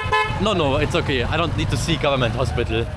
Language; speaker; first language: English; non-native, learner; German